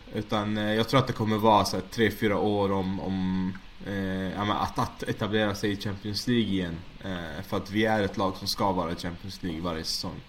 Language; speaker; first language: Swedish; early bilingual, other home language; Arabic